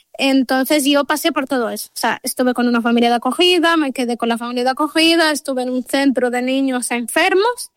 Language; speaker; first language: Spanish; non-native, local second language; Arabic